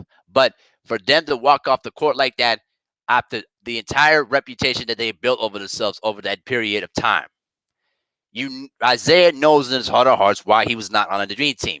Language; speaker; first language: English; native; English